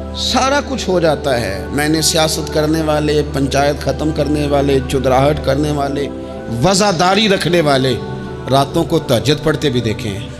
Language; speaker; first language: Urdu; non-native, local second language; Punjabi